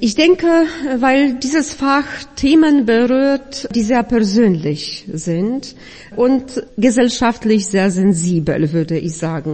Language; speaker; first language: German; non-native, fluent; Polish